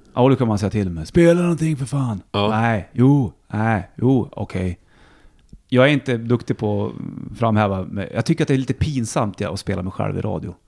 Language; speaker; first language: Swedish; native; Swedish